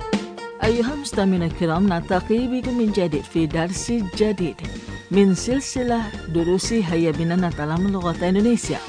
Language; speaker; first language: Arabic; non-native, fluent; Indonesian